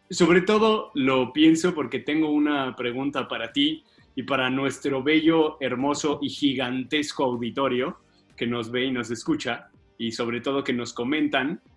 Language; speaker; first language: Spanish; native; Spanish